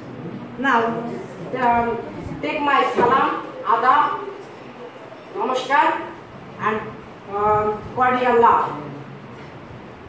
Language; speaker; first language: English; non-native, learner; Bangla